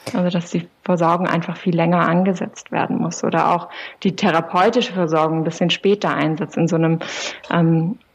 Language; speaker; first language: German; native; German